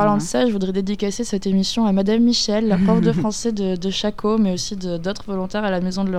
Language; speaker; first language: French; native; French